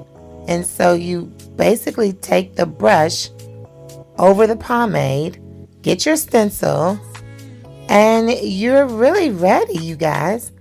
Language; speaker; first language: English; native; English